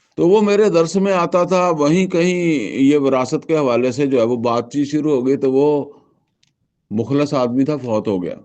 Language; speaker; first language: Urdu; non-native, local second language; Punjabi